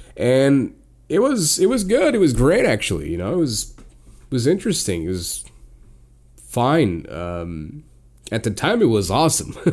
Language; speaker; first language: English; non-native, fluent; Portuguese